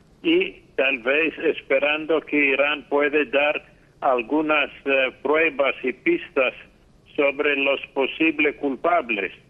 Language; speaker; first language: Spanish; non-native, fluent; English